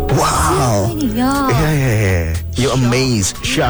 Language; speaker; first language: English; non-native, fluent; Indonesian